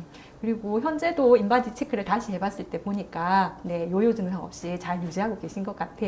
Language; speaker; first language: Korean; native; Korean